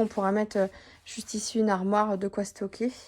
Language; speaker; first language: French; native; French